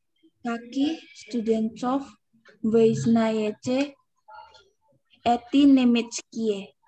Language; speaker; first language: Russian; non-native, learner; Indonesian